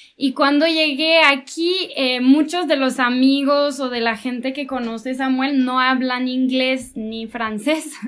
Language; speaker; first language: Spanish; non-native, fluent; French